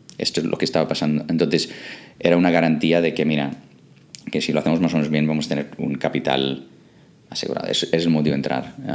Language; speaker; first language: Spanish; non-native, fluent; English